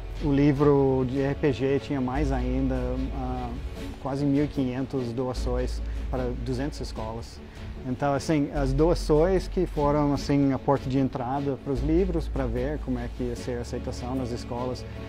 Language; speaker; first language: Portuguese; non-native, fluent; English